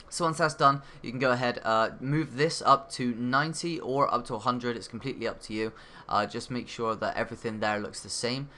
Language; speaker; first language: English; native; English